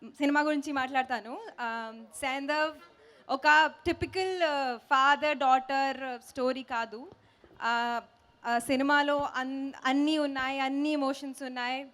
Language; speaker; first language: Telugu; non-native, learner; Hindi